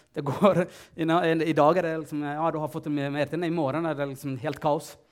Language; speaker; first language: Norwegian; non-native, fluent; Tigrinya